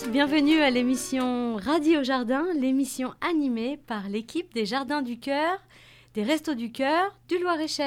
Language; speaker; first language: French; native; French